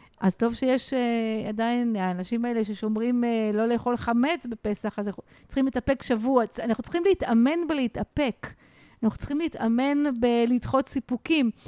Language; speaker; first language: Hebrew; native; Hebrew